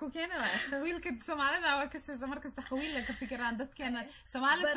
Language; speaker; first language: Somali; early bilingual, heritage; Somali